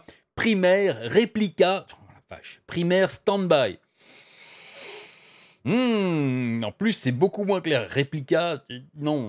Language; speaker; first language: French; native; French